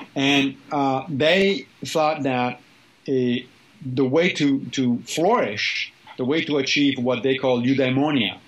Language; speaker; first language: English; non-native, fluent; Italian